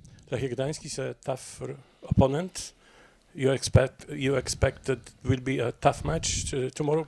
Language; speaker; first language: English; non-native, learner; Polish